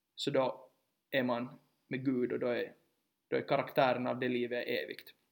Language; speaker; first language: Swedish; native; Swedish